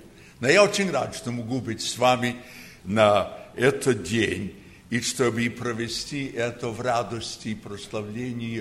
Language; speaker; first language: Russian; early bilingual, heritage; Russian